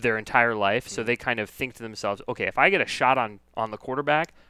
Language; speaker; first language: English; native; English